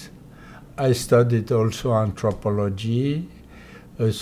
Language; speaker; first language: English; non-native, fluent; Polish